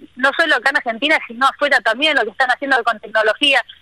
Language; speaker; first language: Spanish; native; Spanish